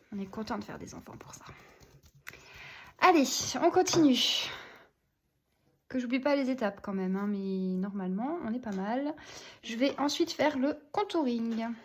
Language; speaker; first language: French; native; French